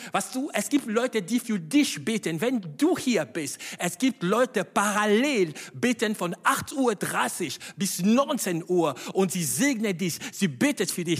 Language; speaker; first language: German; non-native, fluent; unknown